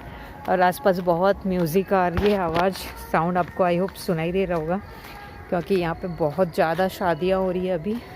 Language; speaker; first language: Hindi; native; Hindi